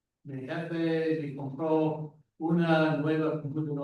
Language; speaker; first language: Spanish; non-native, learner; English